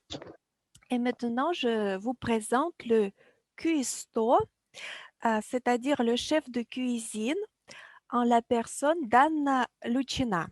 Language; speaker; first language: French; non-native, fluent; Russian